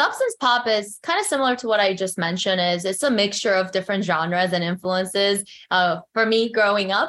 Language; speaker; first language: English; early bilingual, other home language; Korean